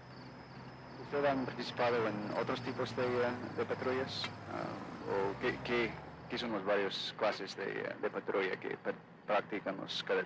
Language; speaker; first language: Spanish; non-native, fluent; English